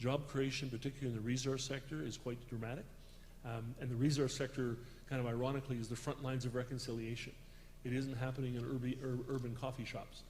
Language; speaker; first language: English; native; English